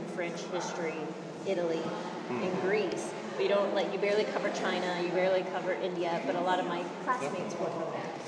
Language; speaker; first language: English; native; English